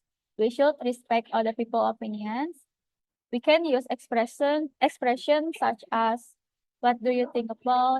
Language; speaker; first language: English; non-native, fluent; Indonesian